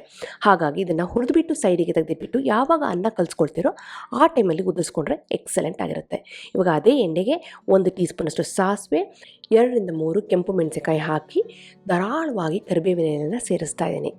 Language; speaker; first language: Kannada; native; Kannada